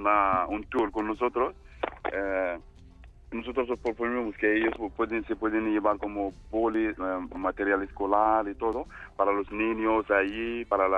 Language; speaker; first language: Spanish; non-native, fluent; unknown